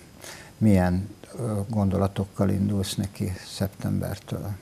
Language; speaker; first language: Hungarian; native; Hungarian